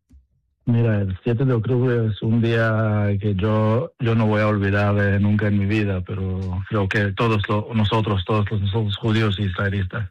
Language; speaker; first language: Spanish; non-native, fluent; Hebrew